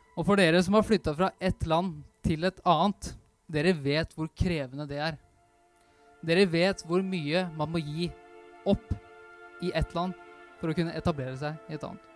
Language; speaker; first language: Norwegian; native; Norwegian